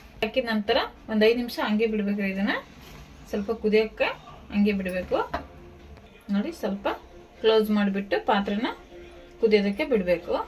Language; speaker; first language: Kannada; native; Kannada